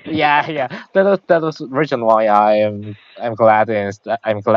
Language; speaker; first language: English; non-native, learner; Korean